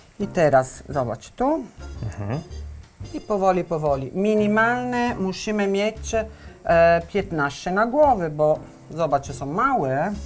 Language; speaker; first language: Polish; non-native, learner; Italian